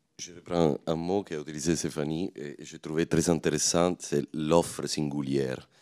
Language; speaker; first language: French; non-native, fluent; Italian